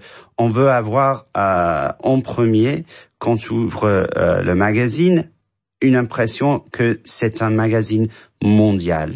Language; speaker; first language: French; non-native, fluent; English